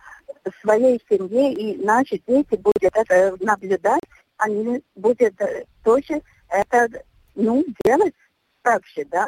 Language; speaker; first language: Russian; non-native, local second language; Latvian